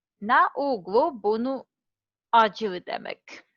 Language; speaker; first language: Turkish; non-native, learner; Serbian